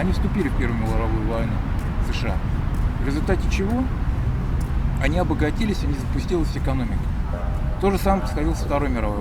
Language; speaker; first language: Russian; native; Russian